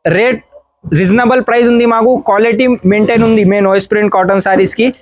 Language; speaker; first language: Telugu; non-native, learner; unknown